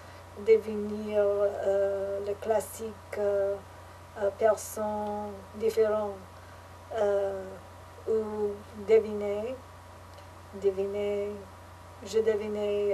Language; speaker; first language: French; non-native, learner; English